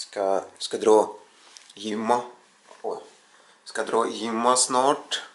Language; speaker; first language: Swedish; non-native, learner; Russian